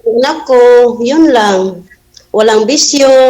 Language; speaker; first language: Filipino; non-native, local second language; Cebuano